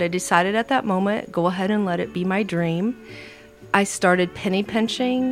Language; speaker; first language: English; native; English